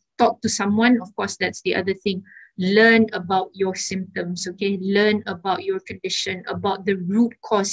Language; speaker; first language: English; non-native, local second language; Malay